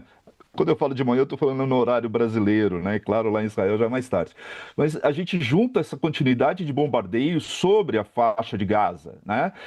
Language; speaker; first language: Portuguese; native; Portuguese